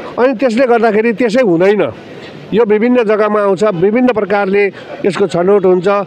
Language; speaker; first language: Nepali; native; Nepali